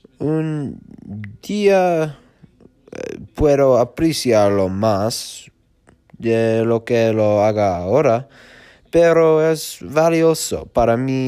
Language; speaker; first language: Spanish; non-native, learner; English